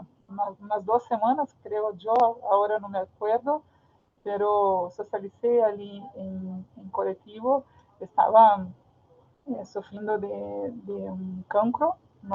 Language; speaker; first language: Spanish; non-native, fluent; Portuguese